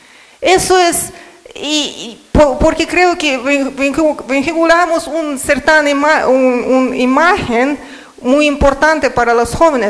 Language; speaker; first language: Spanish; non-native, learner; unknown